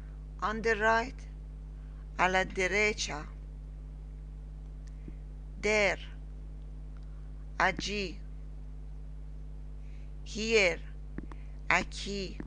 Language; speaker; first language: Spanish; non-native, learner; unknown